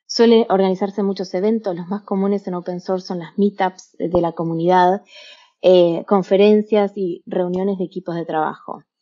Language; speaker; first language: Spanish; native; Spanish